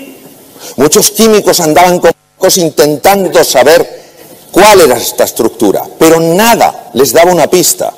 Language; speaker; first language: Spanish; native; Spanish